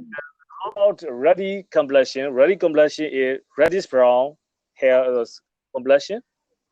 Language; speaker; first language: English; non-native, learner; Burmese